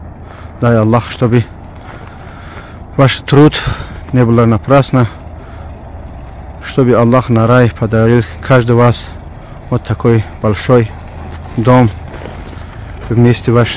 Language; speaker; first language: Russian; non-native, local second language; Tajik